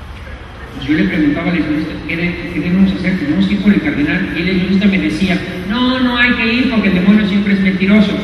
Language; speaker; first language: Spanish; native; Spanish